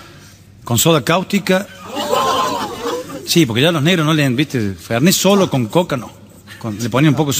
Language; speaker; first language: Spanish; native; Spanish